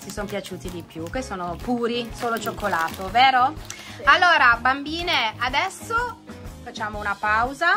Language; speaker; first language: Italian; native; Italian